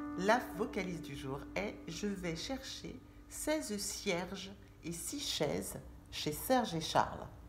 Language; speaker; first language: French; native; French